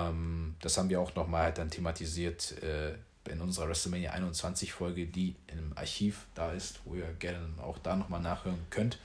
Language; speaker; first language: German; native; German